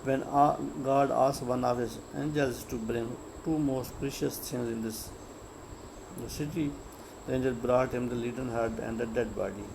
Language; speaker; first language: English; non-native, local second language; Urdu